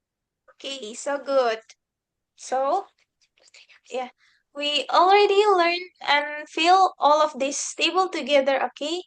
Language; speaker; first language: English; non-native, fluent; Indonesian